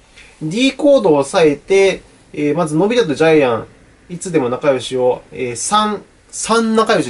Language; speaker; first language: Japanese; native; Japanese